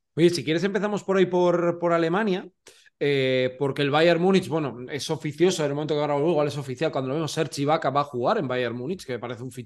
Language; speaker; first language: Spanish; native; Spanish